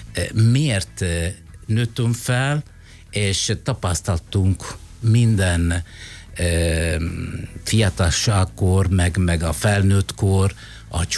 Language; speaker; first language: Hungarian; non-native, fluent; Italian